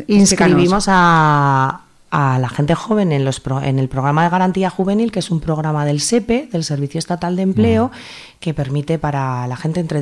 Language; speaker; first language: Spanish; native; Spanish